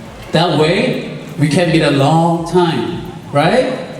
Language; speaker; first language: English; non-native, learner; Korean